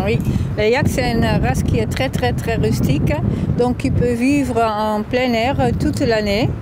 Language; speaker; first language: French; non-native, fluent; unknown